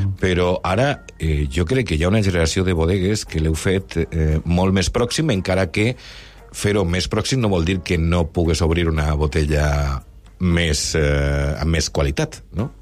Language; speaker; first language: Catalan; native; Catalan